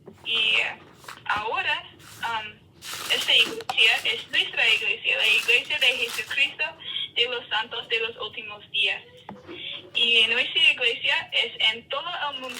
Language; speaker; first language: Spanish; non-native, learner; English